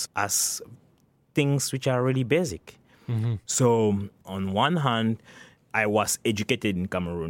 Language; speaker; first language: English; non-native, local second language; French